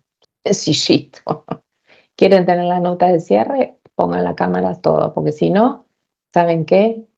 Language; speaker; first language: Spanish; native; Spanish